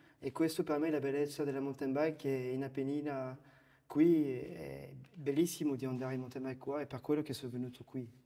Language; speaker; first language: Italian; non-native, fluent; French